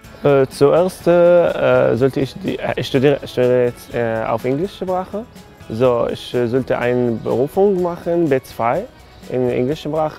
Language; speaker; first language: German; non-native, learner; Arabic